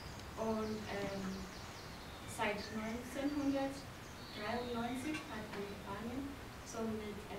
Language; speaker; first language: German; non-native, learner; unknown